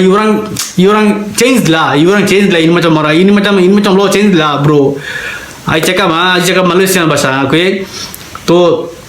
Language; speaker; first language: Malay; non-native, learner; Bangla